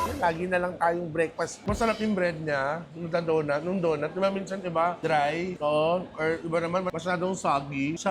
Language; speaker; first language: Filipino; native; Filipino